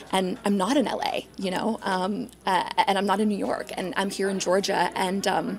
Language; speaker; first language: English; native; English